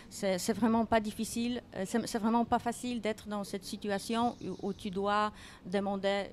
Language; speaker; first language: French; non-native, fluent; Polish